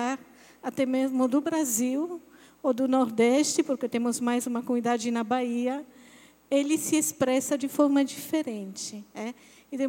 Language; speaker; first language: Portuguese; non-native, fluent; Italian